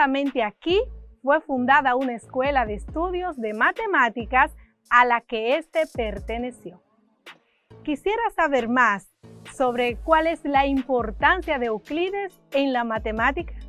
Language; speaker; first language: Spanish; native; Spanish